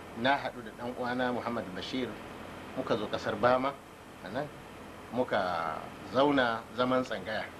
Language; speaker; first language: Hausa; non-native, local second language; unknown